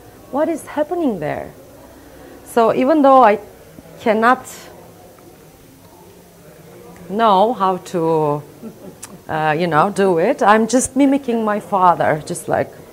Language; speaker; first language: English; non-native, fluent; Turkish